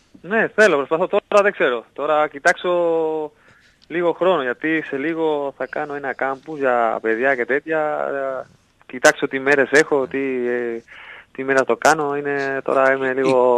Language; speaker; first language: Greek; non-native, learner; Spanish